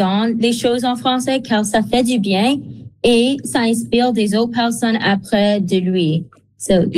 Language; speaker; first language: French; non-native, local second language; English